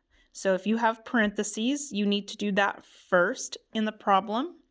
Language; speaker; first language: English; native; English